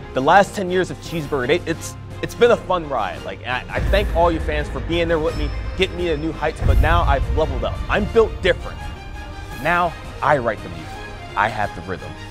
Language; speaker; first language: English; native; English